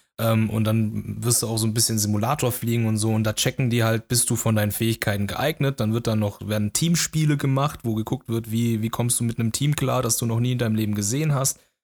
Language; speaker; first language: German; early bilingual, other home language; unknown